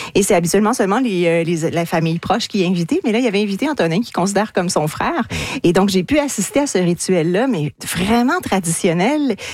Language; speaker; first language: French; native; French